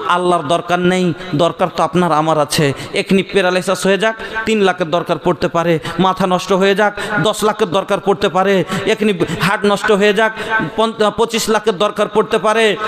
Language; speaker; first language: Bangla; non-native, local second language; Bhojpuri